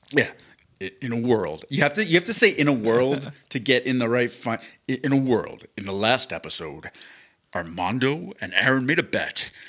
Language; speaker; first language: English; native; English